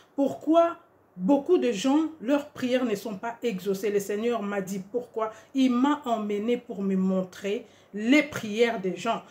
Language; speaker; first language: French; non-native, local second language; Lingala